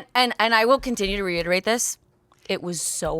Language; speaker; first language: English; native; English